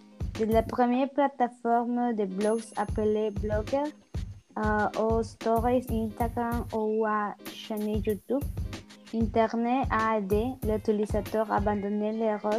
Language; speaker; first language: French; non-native, learner; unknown